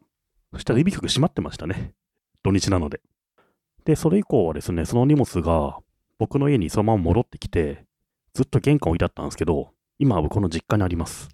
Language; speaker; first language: Japanese; native; Japanese